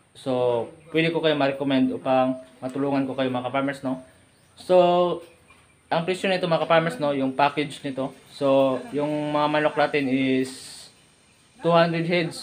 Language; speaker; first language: Filipino; non-native, local second language; Cebuano